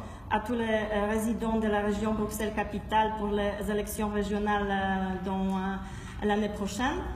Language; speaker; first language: French; non-native, fluent; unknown